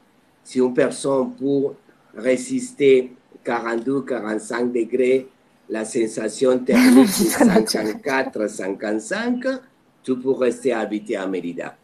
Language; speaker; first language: French; non-native, fluent; Spanish